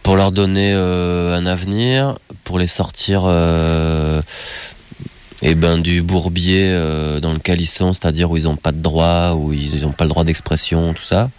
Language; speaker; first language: French; native; French